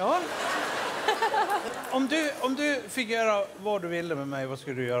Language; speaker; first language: Swedish; native; Swedish